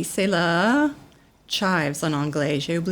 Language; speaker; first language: French; non-native, learner; English